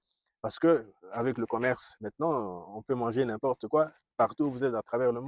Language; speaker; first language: French; non-native, local second language; Kongo